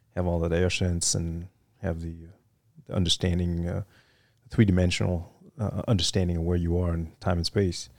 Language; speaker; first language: English; non-native, fluent; French